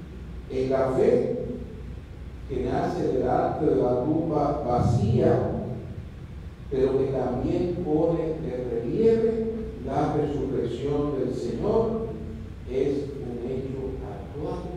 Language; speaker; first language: Spanish; native; Spanish